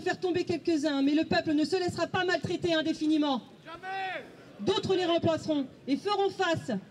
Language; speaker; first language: French; native; French